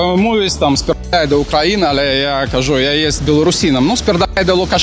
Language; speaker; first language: Polish; non-native, learner; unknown